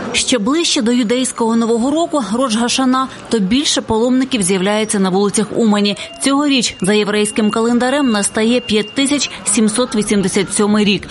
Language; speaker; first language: Ukrainian; native; Ukrainian